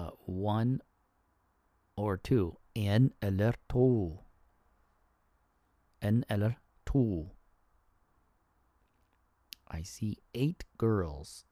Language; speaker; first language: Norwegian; non-native, learner; English